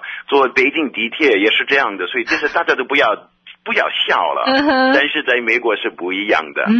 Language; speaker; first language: Chinese; non-native, fluent; English